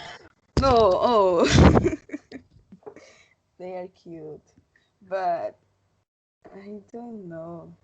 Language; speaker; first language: English; non-native, learner; Spanish